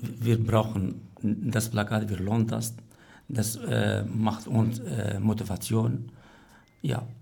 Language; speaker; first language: German; non-native, learner; Arabic